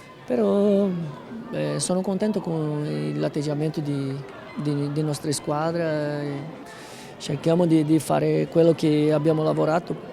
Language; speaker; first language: Italian; non-native, fluent; Spanish